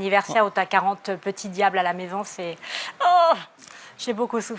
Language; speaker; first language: French; native; French